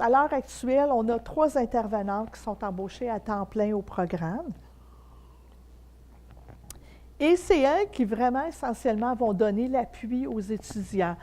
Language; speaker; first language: French; native; French